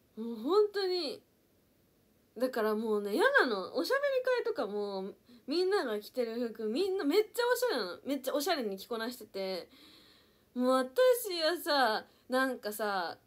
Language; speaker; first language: Japanese; native; Japanese